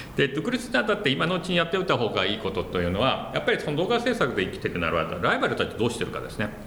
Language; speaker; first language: Japanese; non-native, fluent; English